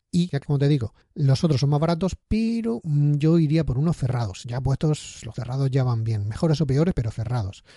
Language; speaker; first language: Spanish; native; Spanish